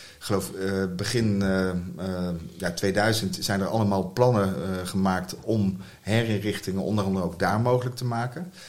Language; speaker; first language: Dutch; native; Dutch